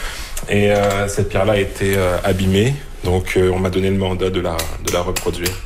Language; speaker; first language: French; native; French